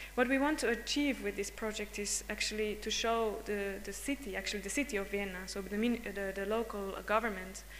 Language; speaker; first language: English; non-native, fluent; Hungarian